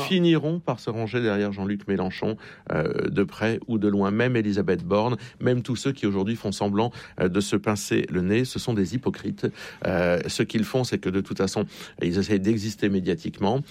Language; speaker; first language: French; native; French